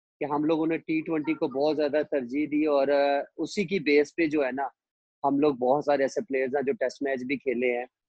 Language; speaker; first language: Urdu; non-native, local second language; Punjabi